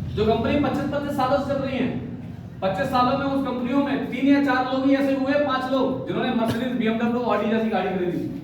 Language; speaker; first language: Hindi; native; Hindi